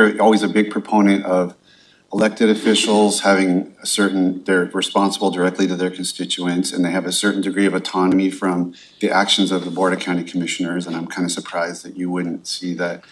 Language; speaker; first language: English; native; English